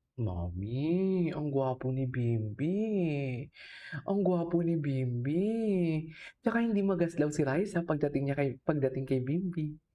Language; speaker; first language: Filipino; non-native, local second language; Hiligaynon